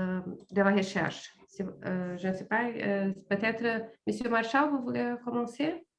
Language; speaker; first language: French; non-native, fluent; Portuguese